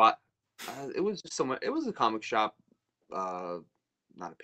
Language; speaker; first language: English; native; English